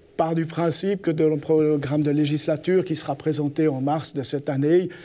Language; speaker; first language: French; native; French